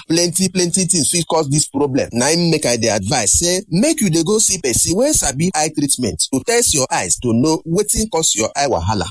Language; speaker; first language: Nigerian Pidgin; native; Nigerian Pidgin